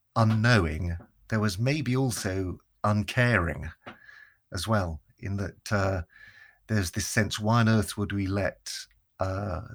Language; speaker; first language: English; native; English